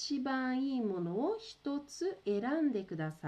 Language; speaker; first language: Japanese; early bilingual, heritage; Portuguese